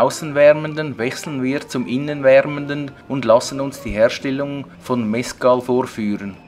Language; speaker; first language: German; native; German